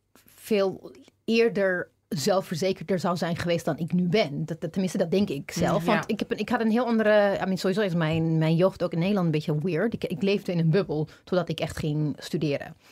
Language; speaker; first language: Dutch; non-native, learner; Amharic